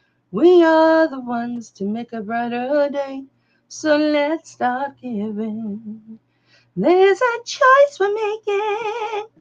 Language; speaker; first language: English; native; English